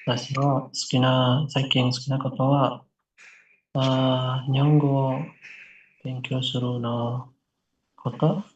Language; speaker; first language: Japanese; non-native, learner; Indonesian